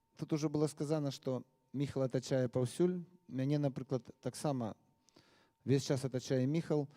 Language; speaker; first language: Belarusian; non-native, local second language; Russian